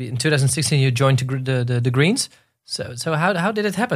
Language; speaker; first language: English; non-native, fluent; Dutch